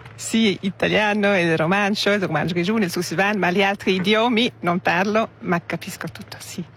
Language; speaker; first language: Italian; non-native, local second language; Romansh